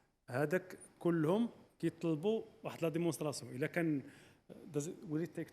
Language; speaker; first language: Arabic; native; Arabic